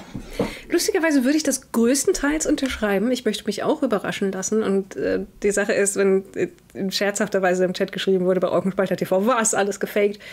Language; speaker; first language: German; native; German